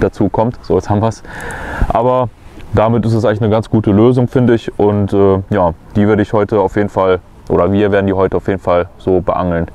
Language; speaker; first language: German; native; German